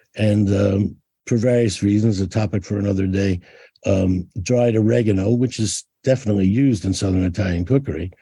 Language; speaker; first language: English; native; English